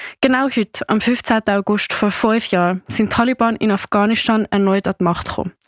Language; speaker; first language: German; native; German